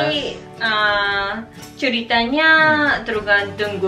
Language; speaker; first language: Indonesian; non-native, learner; Japanese